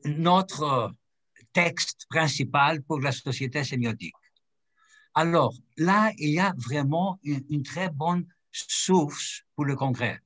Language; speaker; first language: French; non-native, fluent; Greek